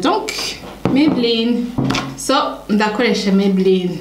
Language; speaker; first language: French; non-native, local second language; Rundi